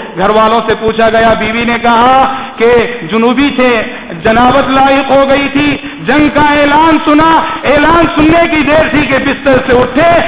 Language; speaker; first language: Urdu; native; Urdu